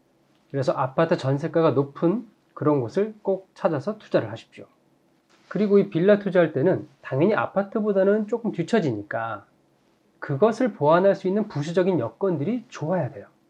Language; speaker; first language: Korean; native; Korean